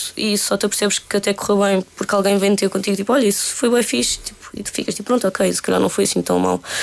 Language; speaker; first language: Portuguese; native; Portuguese